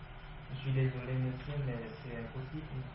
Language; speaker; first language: French; non-native, learner; Vietnamese